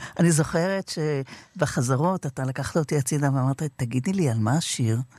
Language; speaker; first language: Hebrew; native; Hebrew